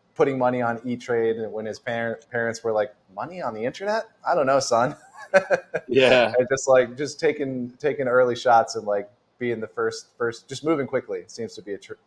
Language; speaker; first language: English; native; English